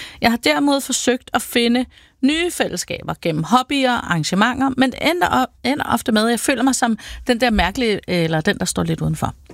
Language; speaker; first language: Danish; native; Danish